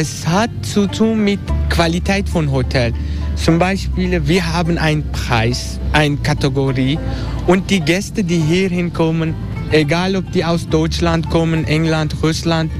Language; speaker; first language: German; non-native, learner; Turkish